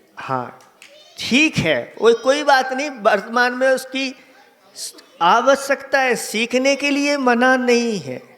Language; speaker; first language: Hindi; native; Hindi